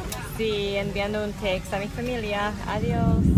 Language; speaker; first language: Spanish; non-native, fluent; English